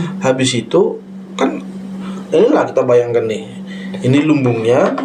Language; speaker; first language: Indonesian; non-native, local second language; Batak Toba